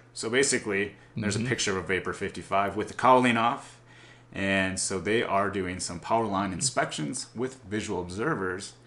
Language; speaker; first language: English; native; English